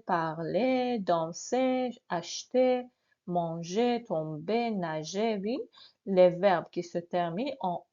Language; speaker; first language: French; non-native, fluent; Persian